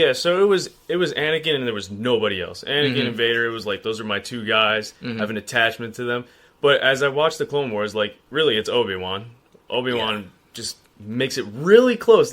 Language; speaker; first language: English; native; English